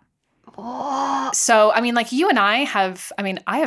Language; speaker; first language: English; native; English